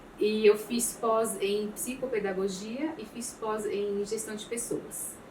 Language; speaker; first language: Portuguese; early bilingual, other home language; Arabic